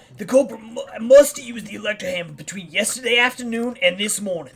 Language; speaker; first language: English; native; English